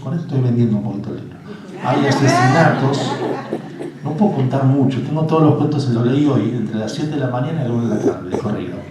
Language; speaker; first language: Spanish; native; Spanish